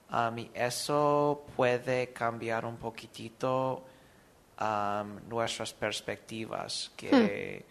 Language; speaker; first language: Spanish; non-native, fluent; English